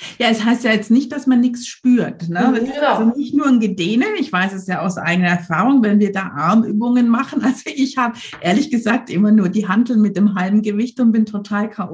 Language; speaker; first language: German; native; German